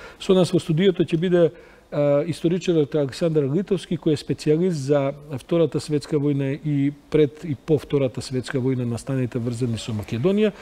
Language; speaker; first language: Macedonian; native; Macedonian